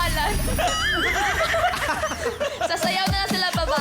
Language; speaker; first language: Filipino; native; Filipino